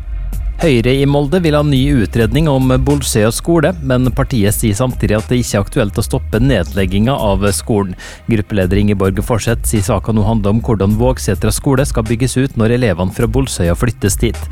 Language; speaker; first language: Norwegian; native; Norwegian